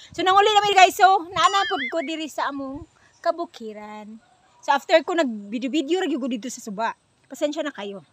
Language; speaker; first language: Cebuano; native; Cebuano